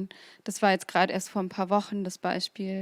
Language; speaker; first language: German; native; German